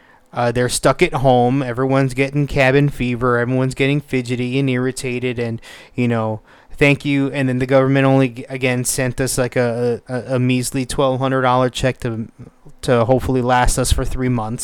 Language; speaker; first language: English; native; English